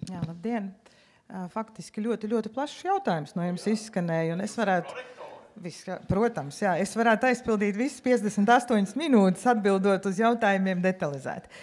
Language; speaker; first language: Latvian; native; Latvian